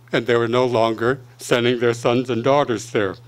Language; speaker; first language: English; native; English